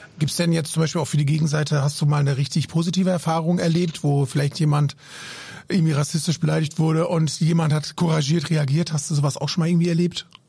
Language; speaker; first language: German; native; German